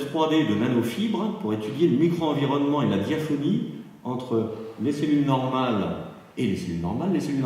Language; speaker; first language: French; native; French